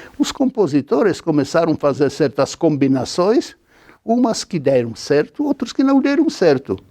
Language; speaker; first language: Portuguese; non-native, fluent; Czech